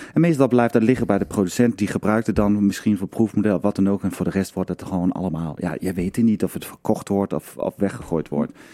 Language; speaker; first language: Dutch; non-native, fluent; Danish